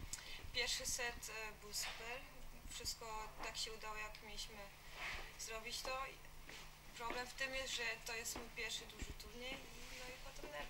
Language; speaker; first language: Polish; early bilingual, heritage; Polish